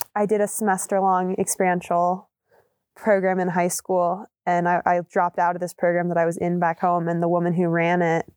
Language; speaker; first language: English; native; English